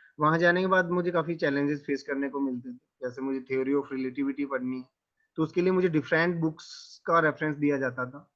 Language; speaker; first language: Hindi; native; Hindi